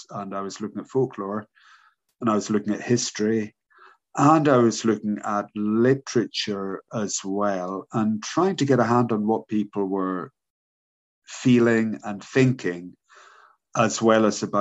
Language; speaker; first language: English; native; English